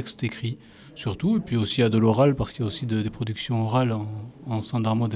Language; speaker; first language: French; native; French